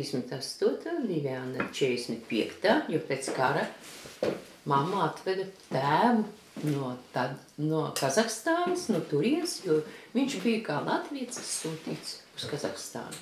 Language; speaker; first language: Latvian; early bilingual, heritage; Latvian